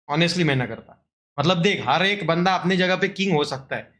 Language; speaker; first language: Hindi; non-native, local second language; Marathi